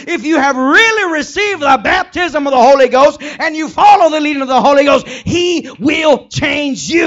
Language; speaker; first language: English; early bilingual, other home language; Spanish